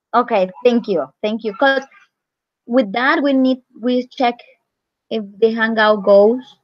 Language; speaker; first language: English; non-native, fluent; Spanish